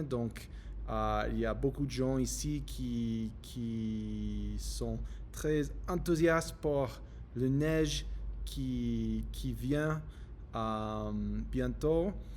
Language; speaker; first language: French; non-native, learner; English